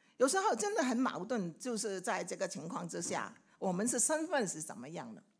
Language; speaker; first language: Chinese; non-native, local second language; Cantonese